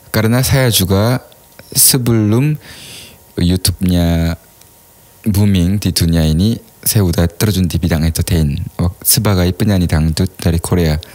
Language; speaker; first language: Indonesian; non-native, fluent; Korean